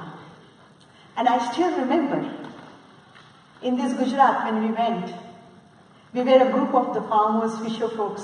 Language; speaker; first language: English; non-native, local second language; Marathi